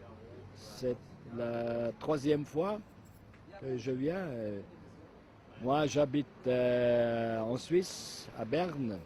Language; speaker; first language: French; non-native, learner; Italian